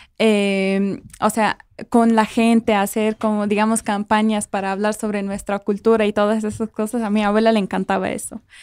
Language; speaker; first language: Spanish; non-native, fluent; Arabic